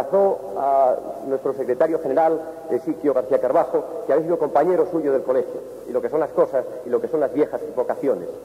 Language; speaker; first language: Spanish; native; Spanish